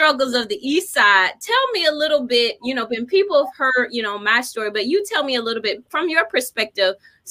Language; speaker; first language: English; native; English